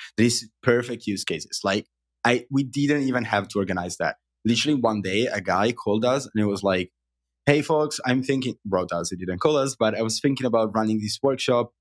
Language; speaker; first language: English; non-native, fluent; Italian